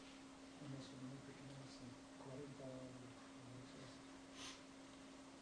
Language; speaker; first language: Spanish; non-native, learner; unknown